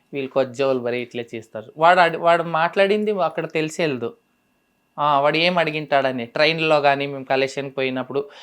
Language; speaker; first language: Telugu; native; Telugu